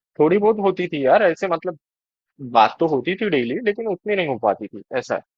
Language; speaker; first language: Hindi; non-native, local second language; Marathi